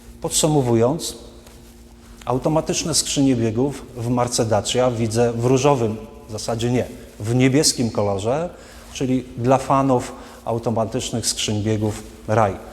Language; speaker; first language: Polish; native; Polish